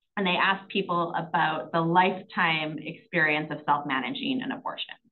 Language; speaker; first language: English; native; English